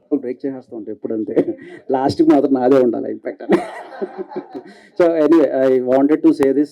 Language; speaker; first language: Telugu; native; Telugu